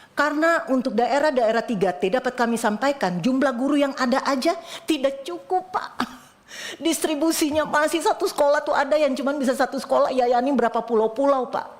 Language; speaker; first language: Indonesian; native; Indonesian